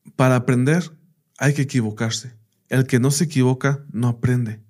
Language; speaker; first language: Spanish; early bilingual, heritage; Spanish